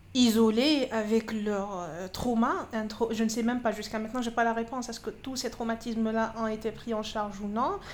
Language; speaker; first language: French; non-native, local second language; Arabic